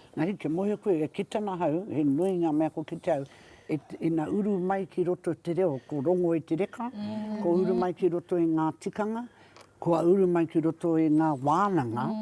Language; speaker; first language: Māori; native; Māori